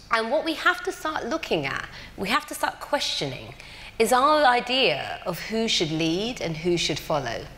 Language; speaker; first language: English; native; English